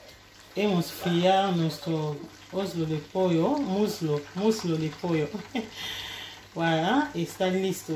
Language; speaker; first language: Spanish; non-native, learner; Lingala